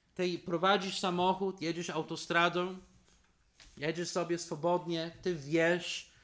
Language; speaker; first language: Polish; non-native, fluent; English